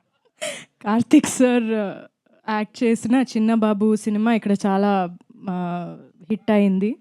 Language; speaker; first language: Telugu; non-native, fluent; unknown